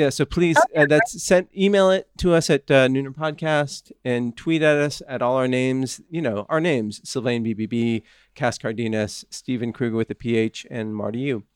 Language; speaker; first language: English; native; English